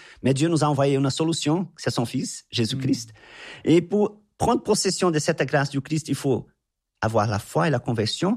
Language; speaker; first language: French; non-native, fluent; Portuguese